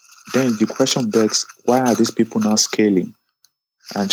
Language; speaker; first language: English; non-native, local second language; Yoruba